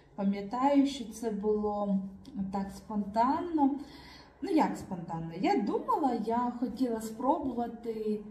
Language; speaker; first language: Ukrainian; native; Ukrainian